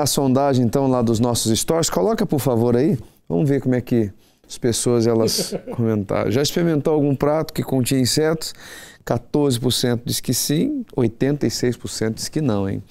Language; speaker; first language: Portuguese; native; Portuguese